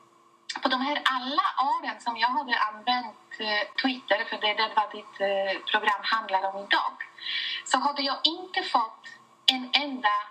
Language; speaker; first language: Swedish; non-native, fluent; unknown